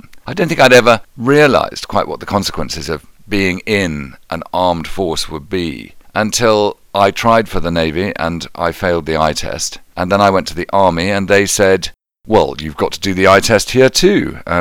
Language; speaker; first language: English; native; English